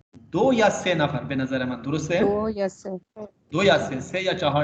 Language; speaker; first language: Persian; non-native, fluent; Urdu